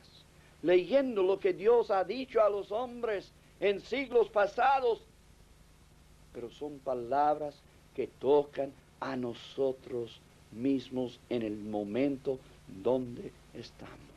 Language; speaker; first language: Spanish; non-native, fluent; English